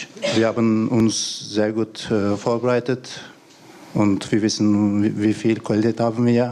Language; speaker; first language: German; non-native, fluent; Turkish